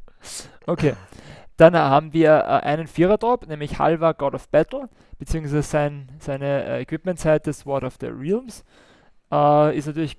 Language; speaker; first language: German; native; German